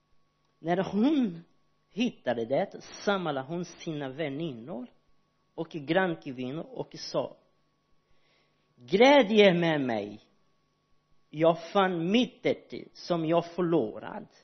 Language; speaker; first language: Swedish; non-native, learner; Portuguese